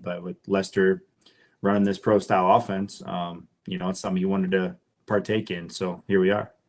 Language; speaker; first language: English; native; English